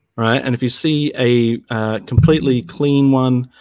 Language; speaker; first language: English; native; English